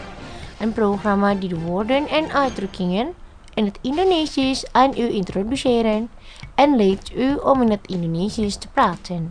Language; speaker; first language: Dutch; non-native, learner; Indonesian